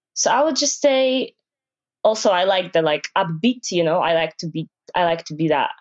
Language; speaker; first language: English; non-native, fluent; Polish